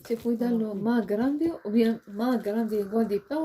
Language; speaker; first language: Spanish; non-native, learner; Arabic